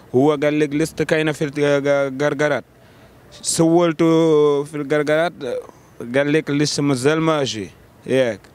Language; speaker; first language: Arabic; non-native, learner; Wolof